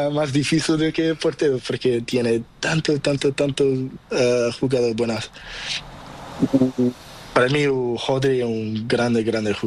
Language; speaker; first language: Spanish; non-native, learner; Portuguese